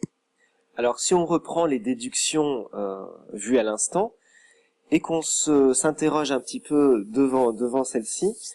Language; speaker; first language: French; native; French